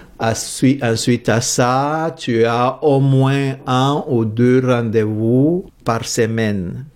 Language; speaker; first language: French; non-native, fluent; Spanish